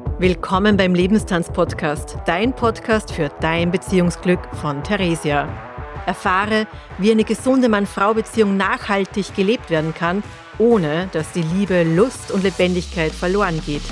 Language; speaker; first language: German; native; German